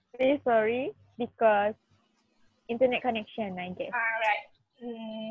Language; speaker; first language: English; non-native, learner; Malay